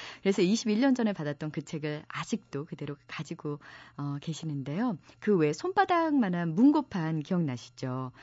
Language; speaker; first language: Korean; native; Korean